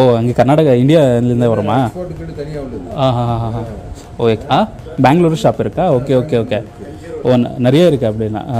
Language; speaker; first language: Tamil; non-native, learner; Kannada